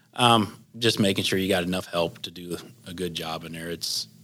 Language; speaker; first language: English; native; English